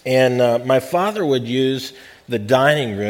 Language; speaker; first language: English; native; English